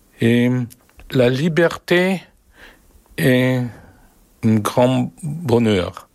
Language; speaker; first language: French; non-native, learner; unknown